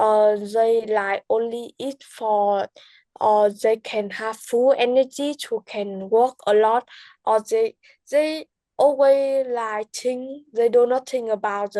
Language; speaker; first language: English; non-native, learner; Vietnamese